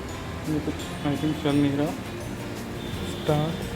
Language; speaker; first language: Hindi; native; Hindi